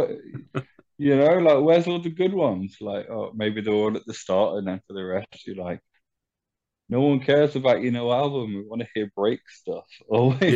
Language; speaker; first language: English; native; English